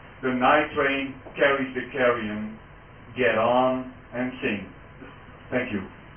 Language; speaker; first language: English; non-native, fluent; Dutch